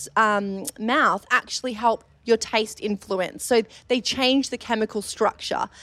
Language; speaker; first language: English; native; English